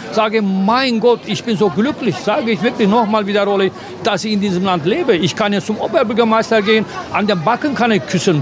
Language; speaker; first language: German; non-native, fluent; Turkish